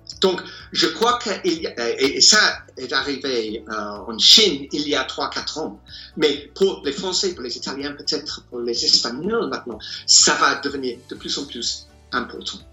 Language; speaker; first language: French; non-native, fluent; English